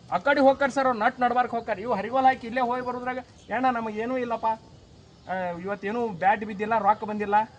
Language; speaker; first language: Kannada; native; Kannada